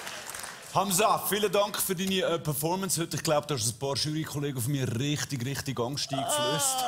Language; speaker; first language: German; native; German